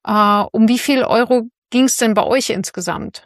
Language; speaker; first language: German; native; German